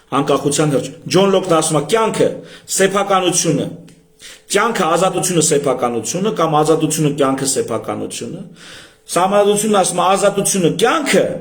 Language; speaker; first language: Armenian; native; Armenian